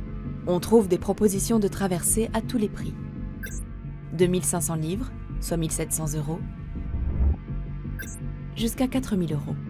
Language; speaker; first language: French; native; French